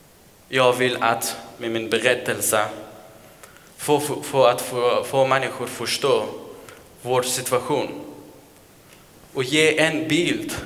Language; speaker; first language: Swedish; non-native, learner; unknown